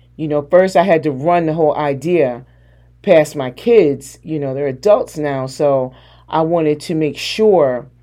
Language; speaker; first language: English; native; English